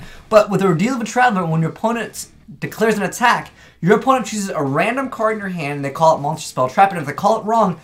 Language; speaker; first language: English; native; English